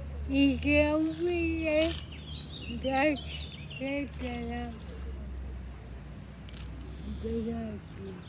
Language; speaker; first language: French; non-native, learner; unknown